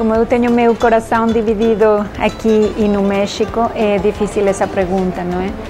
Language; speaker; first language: Portuguese; non-native, fluent; Spanish